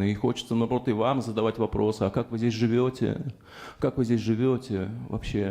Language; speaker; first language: Russian; native; Russian